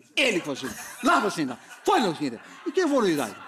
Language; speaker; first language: Portuguese; native; Portuguese